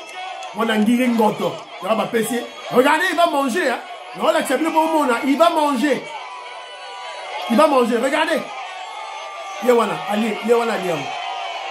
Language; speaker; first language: French; non-native, local second language; Lingala